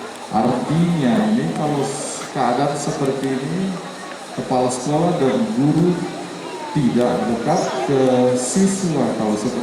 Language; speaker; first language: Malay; non-native, local second language; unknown